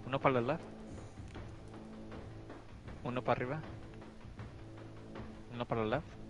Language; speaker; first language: Spanish; early bilingual, other home language; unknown